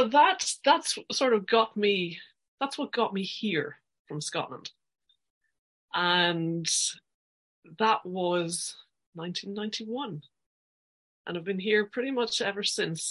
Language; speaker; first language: English; native; English